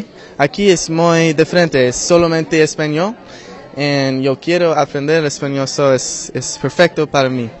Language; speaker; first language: Spanish; non-native, learner; English